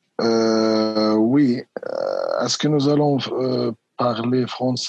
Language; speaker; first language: French; non-native, learner; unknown